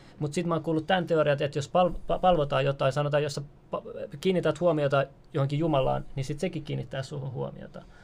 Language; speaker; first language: Finnish; native; Finnish